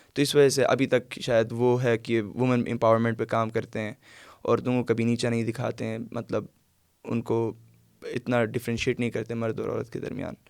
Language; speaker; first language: Urdu; non-native, local second language; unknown